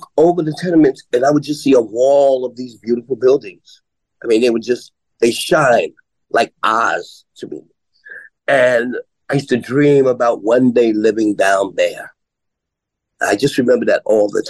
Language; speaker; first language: English; native; English